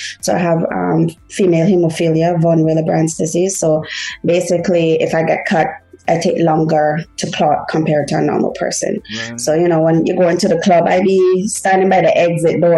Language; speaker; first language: English; early bilingual, other home language; Haitian Creole